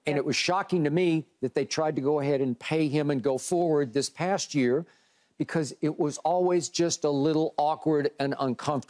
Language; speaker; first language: English; native; English